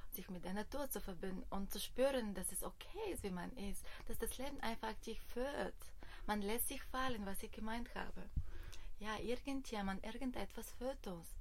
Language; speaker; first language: German; non-native, fluent; Bulgarian